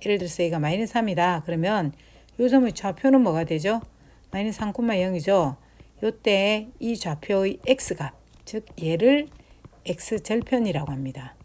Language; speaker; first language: Korean; native; Korean